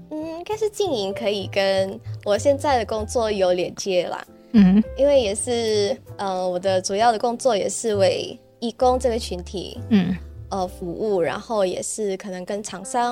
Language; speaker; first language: Chinese; non-native, fluent; Indonesian